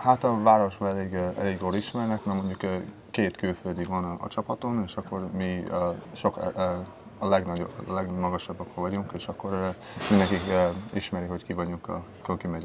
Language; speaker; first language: Hungarian; early bilingual, heritage; Hungarian